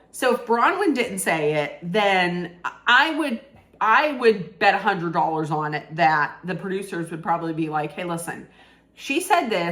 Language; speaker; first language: English; native; English